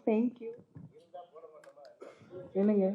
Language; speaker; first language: Tamil; early bilingual, heritage; Tamil